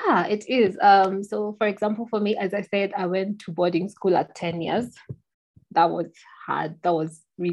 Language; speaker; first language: English; non-native, local second language; Kikuyu